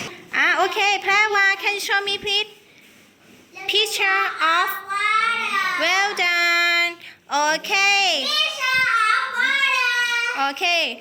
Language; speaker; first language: English; non-native, learner; Thai